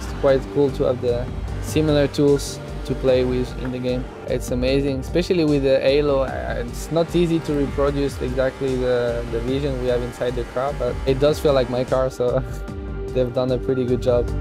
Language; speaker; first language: English; non-native, fluent; French